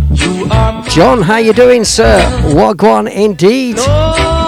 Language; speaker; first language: English; native; English